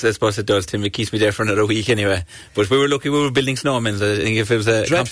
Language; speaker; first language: English; native; English